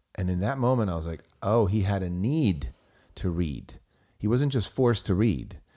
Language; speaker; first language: English; non-native, fluent; German